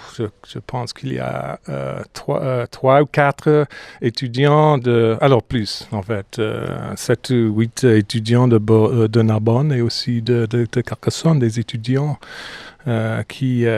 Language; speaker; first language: French; non-native, fluent; English